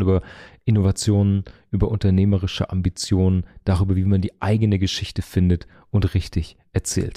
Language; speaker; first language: German; native; German